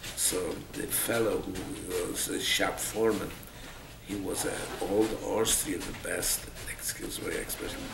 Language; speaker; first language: English; non-native, fluent; Polish